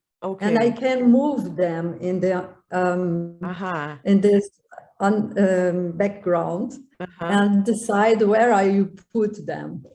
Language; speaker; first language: English; non-native, learner; Portuguese